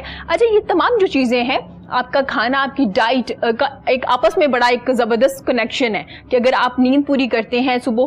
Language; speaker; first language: Urdu; native; Urdu